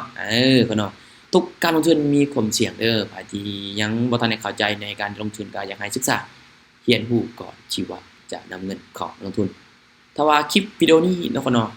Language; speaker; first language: Thai; non-native, local second language; Lao